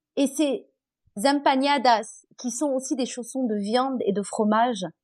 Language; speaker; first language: French; non-native, local second language; Arabic